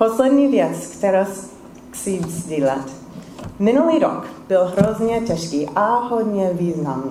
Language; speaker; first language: Czech; non-native, fluent; English